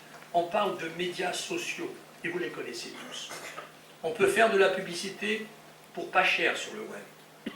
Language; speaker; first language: French; native; French